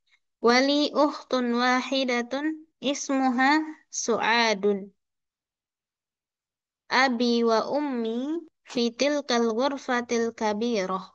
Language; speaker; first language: Arabic; non-native, fluent; Indonesian